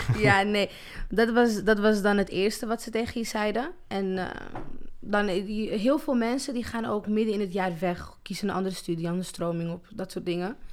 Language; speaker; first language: Dutch; early bilingual, other home language; Arabic